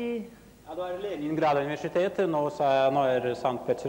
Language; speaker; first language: Swedish; non-native, learner; Russian